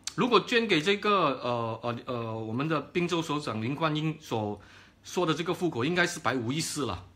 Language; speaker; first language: Chinese; native; Chinese